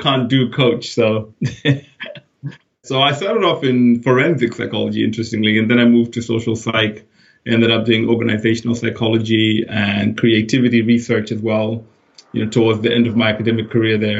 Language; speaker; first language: English; non-native, local second language; Shona